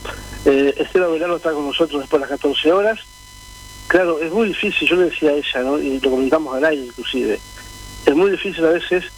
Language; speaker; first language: Spanish; native; Spanish